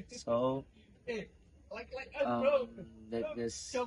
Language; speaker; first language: English; non-native, learner; Indonesian